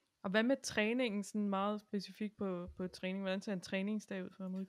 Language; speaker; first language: Danish; native; Danish